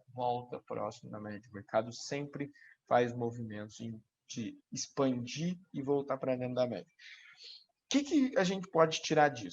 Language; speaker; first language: Portuguese; native; Portuguese